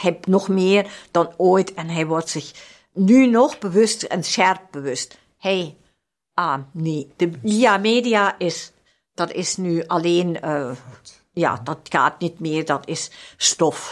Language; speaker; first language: Dutch; non-native, fluent; German